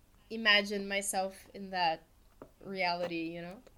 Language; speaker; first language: English; non-native, fluent; Portuguese